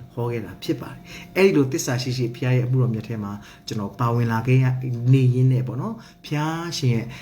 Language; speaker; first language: Burmese; non-native, local second language; Hakha Chin